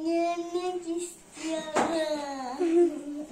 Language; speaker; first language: Turkish; early bilingual, heritage; Turkish